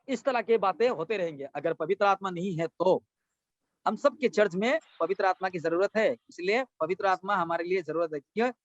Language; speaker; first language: Hindi; non-native, local second language; Assamese